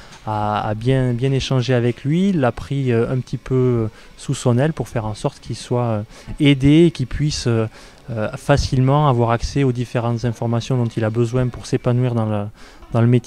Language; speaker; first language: French; native; French